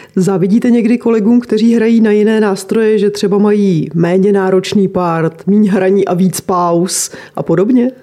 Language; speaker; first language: Czech; native; Czech